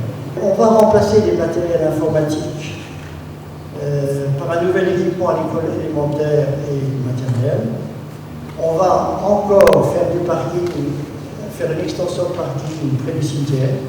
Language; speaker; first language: French; native; French